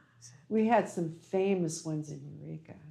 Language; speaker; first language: English; native; English